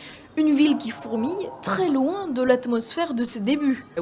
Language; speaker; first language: French; native; French